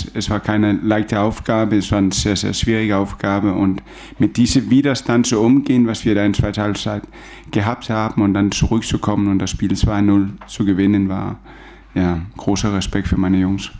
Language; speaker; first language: German; non-native, fluent; Danish